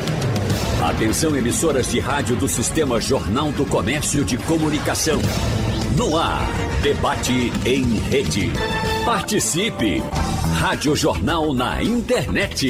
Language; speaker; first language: Portuguese; native; Portuguese